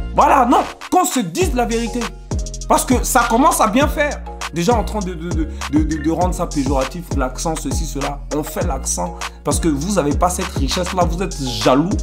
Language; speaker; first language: French; early bilingual, other home language; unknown